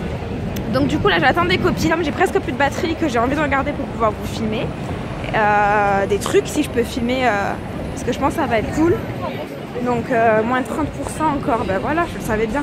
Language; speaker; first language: French; native; French